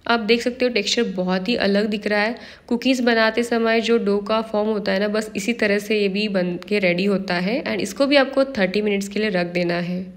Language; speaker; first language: Hindi; non-native, local second language; Marathi